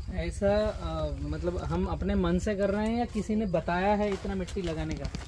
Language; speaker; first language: Hindi; native; Hindi